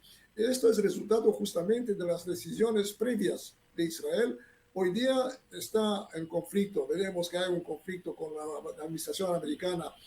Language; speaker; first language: Spanish; non-native, fluent; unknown